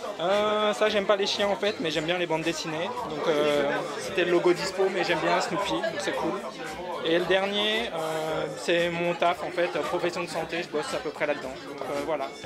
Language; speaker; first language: French; native; French